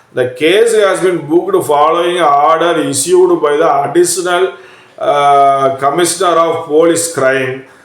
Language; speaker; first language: English; non-native, local second language; Tamil